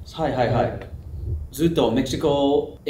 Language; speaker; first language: Japanese; non-native, learner; English